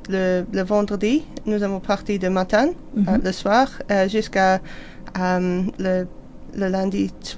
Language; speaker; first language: French; non-native, learner; English